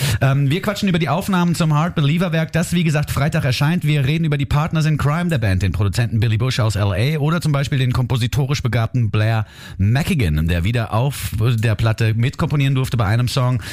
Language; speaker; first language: German; native; German